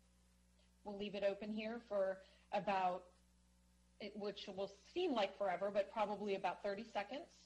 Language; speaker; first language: English; native; English